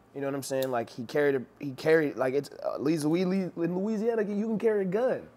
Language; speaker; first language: English; native; English